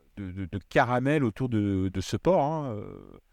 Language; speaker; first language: French; native; French